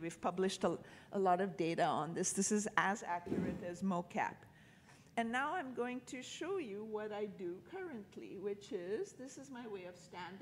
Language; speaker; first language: English; native; English